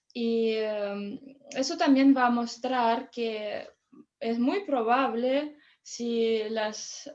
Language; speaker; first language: Spanish; non-native, fluent; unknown